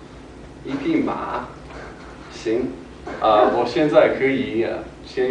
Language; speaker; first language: Chinese; non-native, learner; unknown